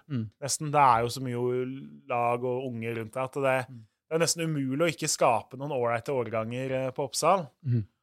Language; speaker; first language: Norwegian; native; Norwegian